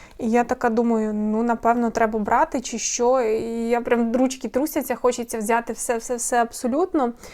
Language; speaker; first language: Ukrainian; non-native, local second language; Russian